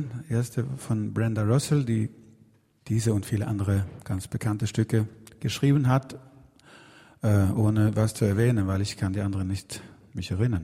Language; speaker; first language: German; non-native, learner; Swedish